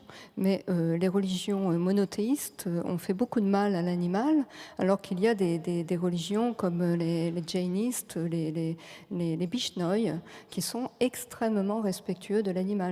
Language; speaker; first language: French; native; French